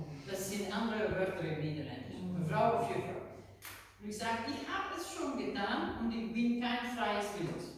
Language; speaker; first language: German; non-native, learner; Dutch